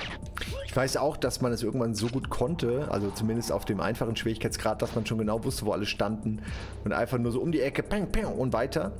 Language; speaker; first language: German; native; German